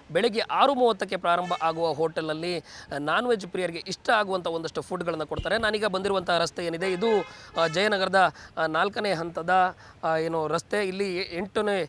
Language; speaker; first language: Kannada; native; Kannada